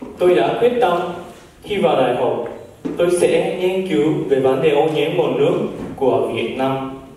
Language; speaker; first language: Vietnamese; non-native, learner; Japanese